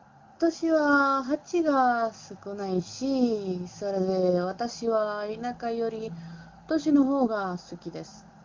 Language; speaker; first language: Japanese; non-native, learner; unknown